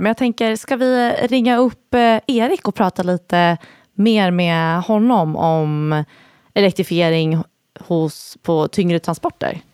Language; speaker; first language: Swedish; native; Swedish